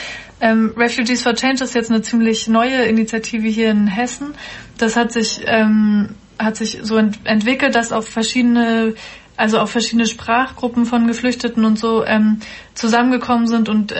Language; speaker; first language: German; native; German